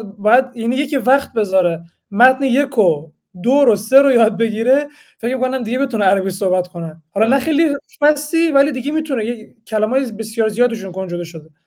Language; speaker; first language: Persian; native; Persian